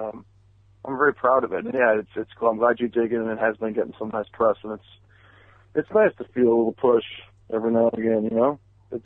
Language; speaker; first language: English; native; English